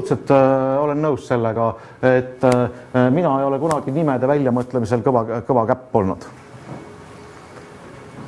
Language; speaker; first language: Estonian; native; Estonian